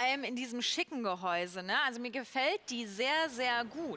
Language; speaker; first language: German; native; German